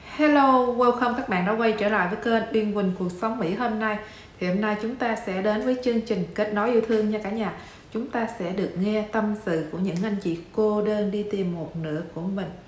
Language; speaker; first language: Vietnamese; native; Vietnamese